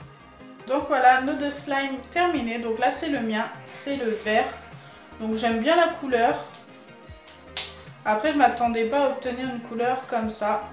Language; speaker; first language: French; native; French